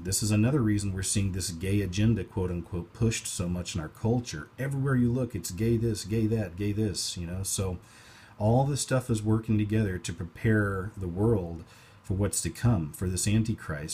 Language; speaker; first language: English; native; English